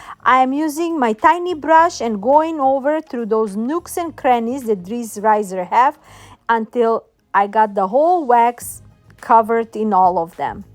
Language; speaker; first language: English; non-native, fluent; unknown